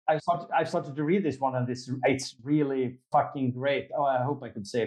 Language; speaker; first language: English; non-native, fluent; Swedish